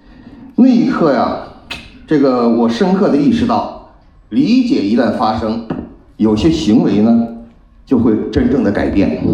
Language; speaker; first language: Chinese; native; Chinese